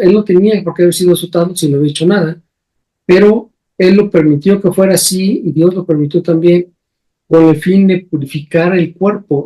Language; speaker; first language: Spanish; native; Spanish